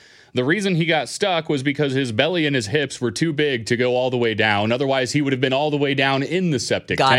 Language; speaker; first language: English; native; English